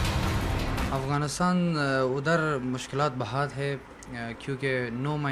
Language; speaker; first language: Hindi; non-native, learner; Persian